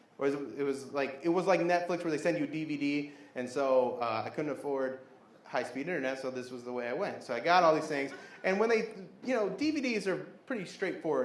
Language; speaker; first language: English; native; English